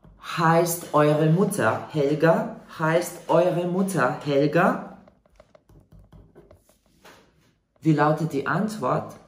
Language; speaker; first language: German; non-native, fluent; Serbian